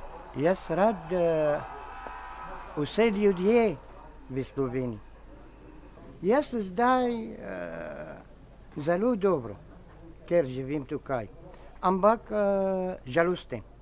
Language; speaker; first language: Slovenian; non-native, learner; Arabic